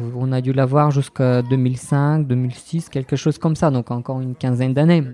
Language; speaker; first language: French; non-native, fluent; Bulgarian